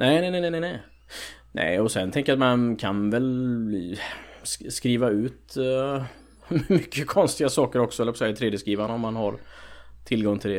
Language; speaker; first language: Swedish; native; Swedish